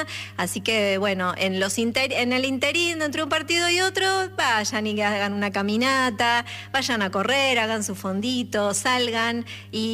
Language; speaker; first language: Spanish; native; Spanish